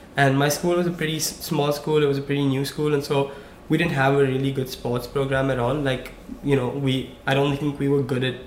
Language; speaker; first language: English; non-native, local second language; Hindi